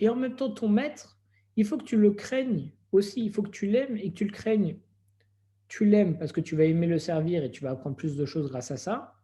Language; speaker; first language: French; native; French